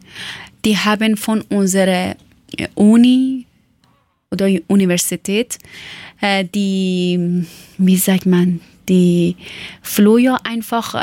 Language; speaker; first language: German; non-native, learner; Persian